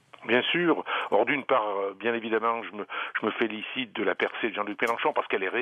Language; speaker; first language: French; native; French